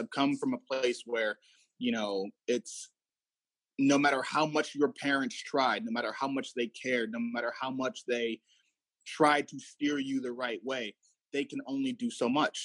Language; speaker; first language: English; native; English